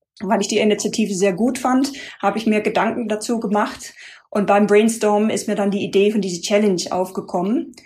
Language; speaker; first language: German; non-native, fluent; Dutch